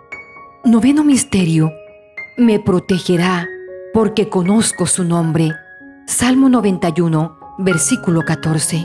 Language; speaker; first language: Spanish; native; Spanish